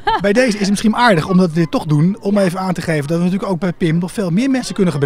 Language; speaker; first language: Dutch; native; Dutch